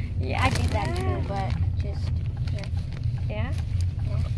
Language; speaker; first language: English; non-native, local second language; Filipino